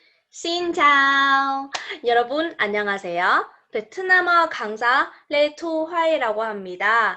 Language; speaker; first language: Korean; non-native, fluent; Vietnamese